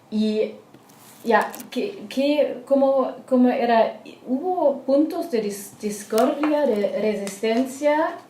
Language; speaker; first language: Spanish; non-native, learner; German